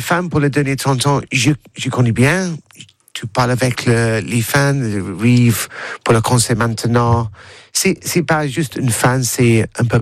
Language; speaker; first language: French; non-native, learner; English